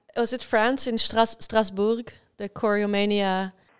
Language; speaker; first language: English; non-native, fluent; Dutch